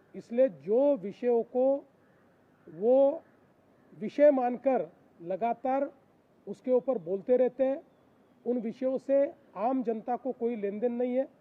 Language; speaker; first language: Hindi; non-native, local second language; Marathi